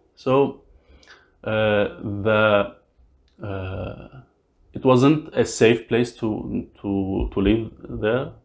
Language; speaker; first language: English; non-native, learner; Arabic